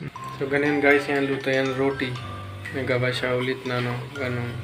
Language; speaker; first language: Filipino; non-native, learner; Punjabi